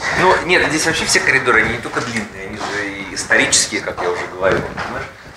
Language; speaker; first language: Russian; native; Russian